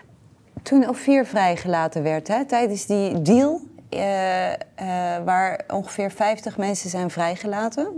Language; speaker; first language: Dutch; native; Dutch